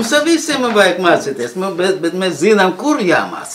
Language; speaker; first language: Latvian; non-native, local second language; Russian